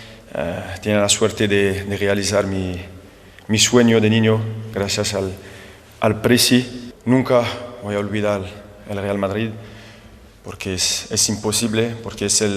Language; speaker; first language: Spanish; non-native, fluent; French